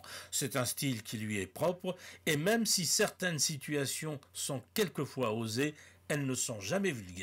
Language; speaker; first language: French; native; French